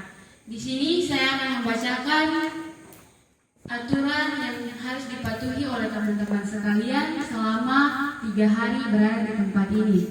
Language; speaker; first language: Indonesian; native; Indonesian